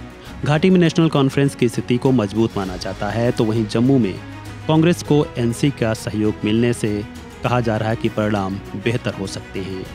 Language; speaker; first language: Hindi; native; Hindi